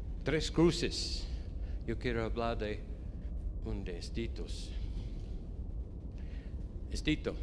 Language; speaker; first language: Spanish; non-native, fluent; English